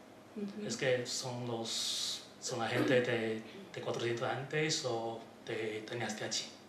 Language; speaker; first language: Spanish; non-native, learner; Chinese